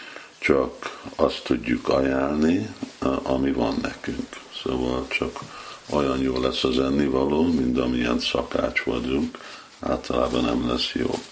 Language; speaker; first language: Hungarian; non-native, fluent; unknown